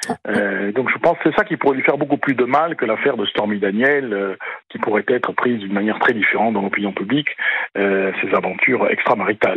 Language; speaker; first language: French; native; French